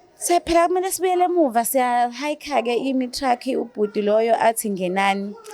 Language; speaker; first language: Zulu; native; Zulu